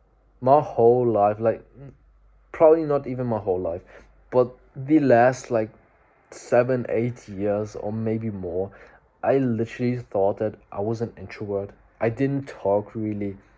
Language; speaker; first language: English; non-native, fluent; German